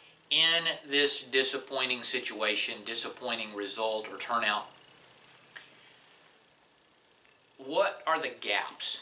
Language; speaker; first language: English; native; English